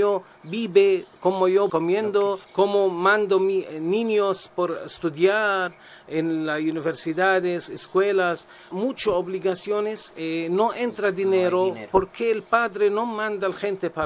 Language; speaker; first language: Spanish; non-native, learner; Arabic